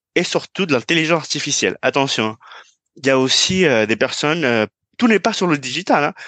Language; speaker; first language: French; non-native, fluent; Spanish